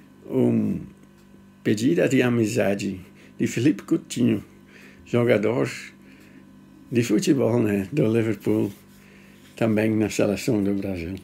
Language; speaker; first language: Portuguese; non-native, fluent; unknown